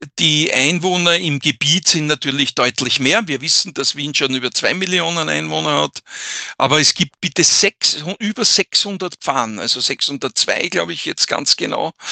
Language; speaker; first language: German; native; German